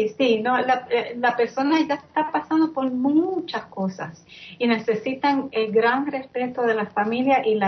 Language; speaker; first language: Spanish; early bilingual, heritage; English